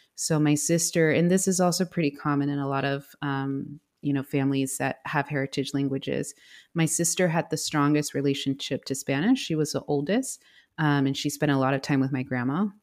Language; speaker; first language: English; native; English